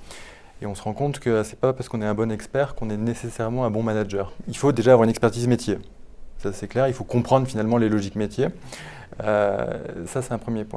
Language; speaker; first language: French; native; French